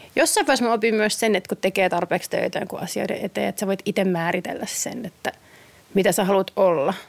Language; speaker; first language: Finnish; native; Finnish